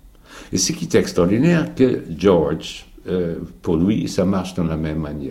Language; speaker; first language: French; non-native, fluent; German